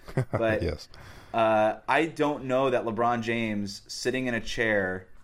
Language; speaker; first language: English; native; English